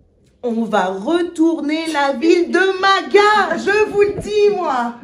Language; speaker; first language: French; native; French